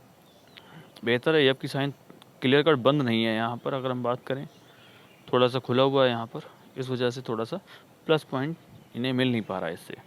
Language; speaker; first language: Hindi; native; Hindi